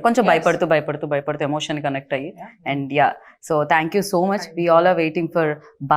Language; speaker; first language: Telugu; native; Telugu